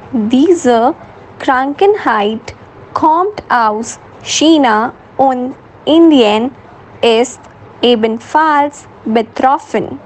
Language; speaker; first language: German; non-native, learner; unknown